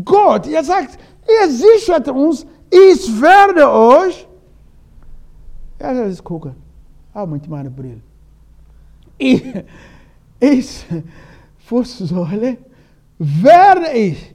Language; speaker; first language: German; non-native, learner; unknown